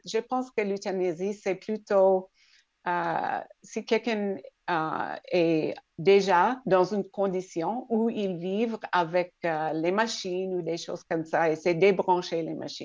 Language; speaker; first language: French; non-native, local second language; English